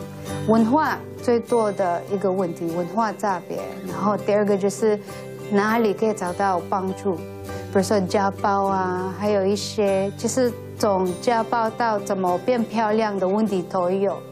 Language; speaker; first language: Chinese; non-native, fluent; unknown